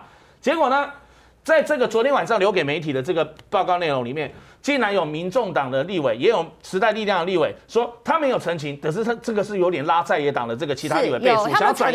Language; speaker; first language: Chinese; native; Chinese